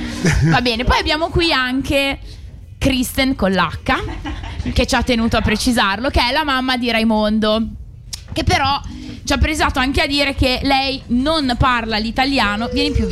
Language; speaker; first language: Italian; native; Italian